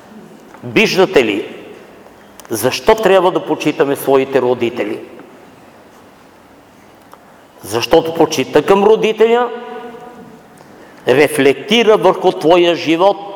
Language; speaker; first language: Bulgarian; native; Bulgarian